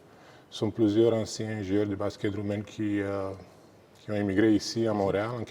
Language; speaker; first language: French; non-native, fluent; Romanian